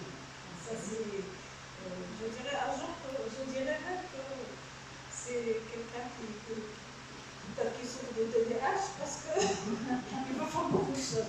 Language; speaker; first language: French; non-native, local second language; Arabic